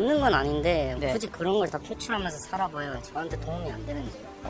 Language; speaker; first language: Korean; native; Korean